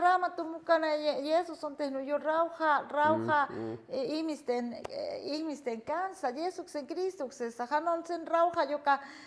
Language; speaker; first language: Finnish; non-native, fluent; Spanish